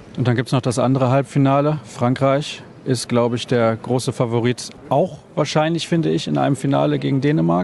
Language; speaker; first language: German; native; German